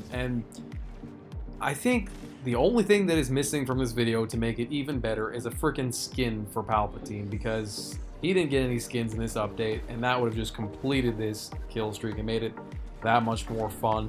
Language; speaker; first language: English; native; English